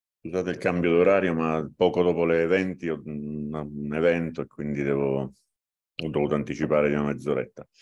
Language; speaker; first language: Italian; native; Italian